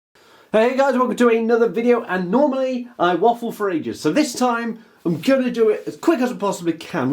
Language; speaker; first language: English; native; English